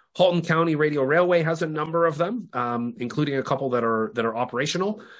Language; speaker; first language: English; native; English